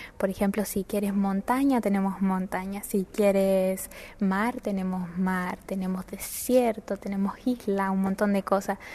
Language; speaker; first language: Spanish; native; Spanish